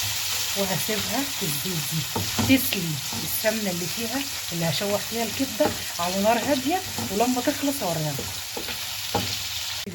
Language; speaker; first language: Arabic; native; Arabic